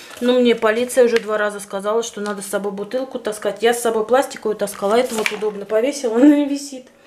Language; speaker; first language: Russian; native; Russian